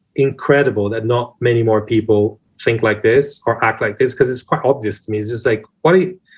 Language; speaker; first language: English; non-native, fluent; Portuguese